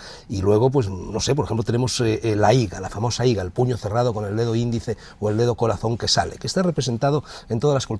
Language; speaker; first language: Spanish; native; Spanish